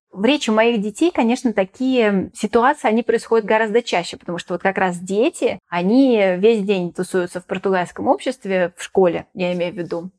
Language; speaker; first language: Russian; native; Russian